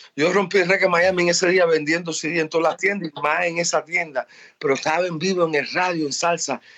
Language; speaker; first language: Spanish; early bilingual, heritage; Spanish